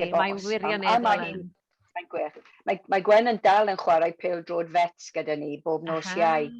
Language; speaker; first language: Welsh; non-native, local second language; English